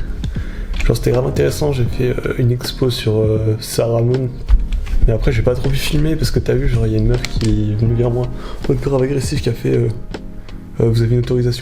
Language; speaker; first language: French; native; French